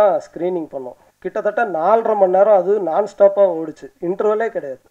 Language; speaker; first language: Tamil; native; Tamil